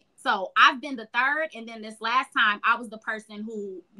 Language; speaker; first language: English; native; English